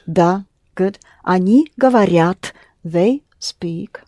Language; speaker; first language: Russian; non-native, fluent; English